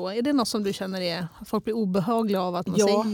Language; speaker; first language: Swedish; native; Swedish